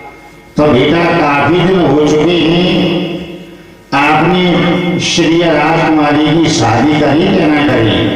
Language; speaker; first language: Hindi; native; Hindi